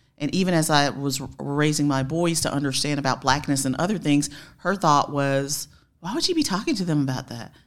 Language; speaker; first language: English; native; English